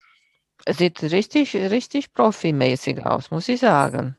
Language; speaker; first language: German; non-native, fluent; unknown